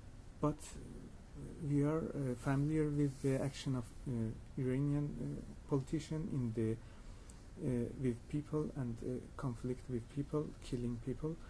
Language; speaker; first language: English; non-native, learner; Persian